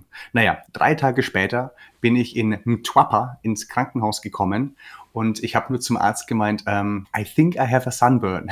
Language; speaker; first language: German; native; German